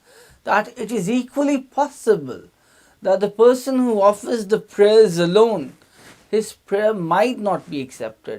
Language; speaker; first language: English; non-native, local second language; Urdu